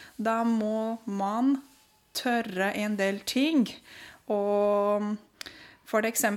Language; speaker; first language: Norwegian; non-native, fluent; Romanian